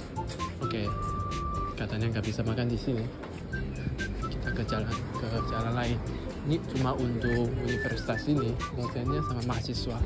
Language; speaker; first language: Indonesian; non-native, fluent; Chinese